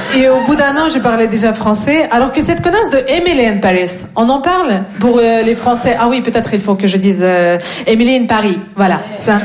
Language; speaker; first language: French; non-native, fluent; Russian